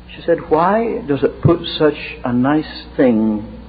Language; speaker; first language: English; native; English